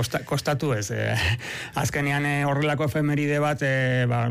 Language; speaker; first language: Basque; native; Basque